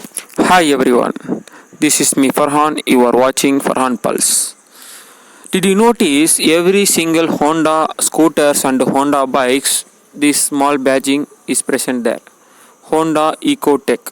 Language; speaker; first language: English; non-native, local second language; Tamil